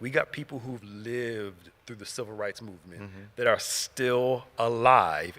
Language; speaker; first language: English; native; English